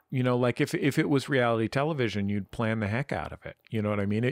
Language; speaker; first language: English; native; English